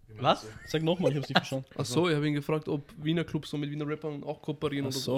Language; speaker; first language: German; native; German